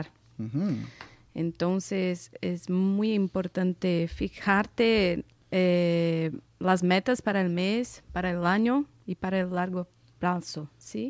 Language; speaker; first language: Spanish; non-native, fluent; Portuguese